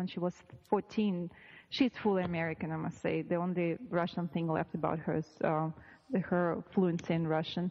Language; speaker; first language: English; non-native, fluent; Russian